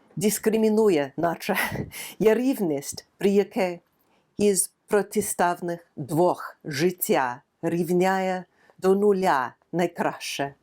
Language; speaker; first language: Ukrainian; non-native, fluent; English